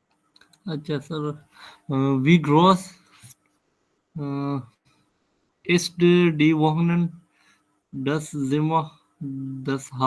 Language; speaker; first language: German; non-native, learner; Urdu